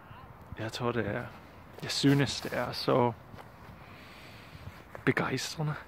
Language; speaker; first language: Danish; non-native, learner; English